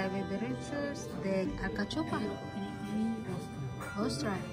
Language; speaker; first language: Spanish; non-native, learner; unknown